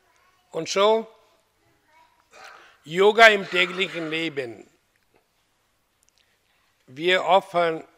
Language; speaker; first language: German; non-native, fluent; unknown